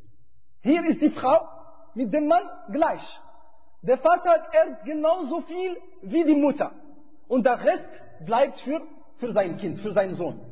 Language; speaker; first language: German; non-native, fluent; Arabic